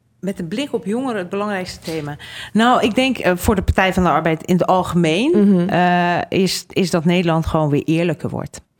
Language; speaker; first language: Dutch; native; Dutch